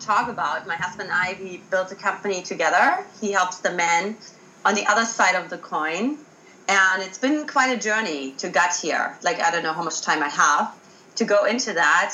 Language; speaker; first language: English; non-native, fluent; German